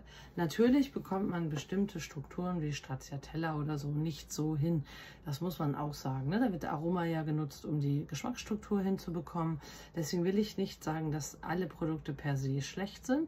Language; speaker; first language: German; native; German